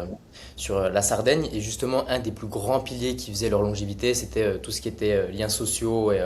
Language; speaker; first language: French; native; French